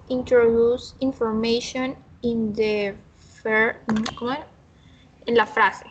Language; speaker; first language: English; non-native, learner; Spanish